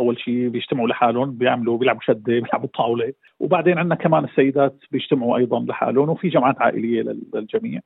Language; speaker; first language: Arabic; native; Arabic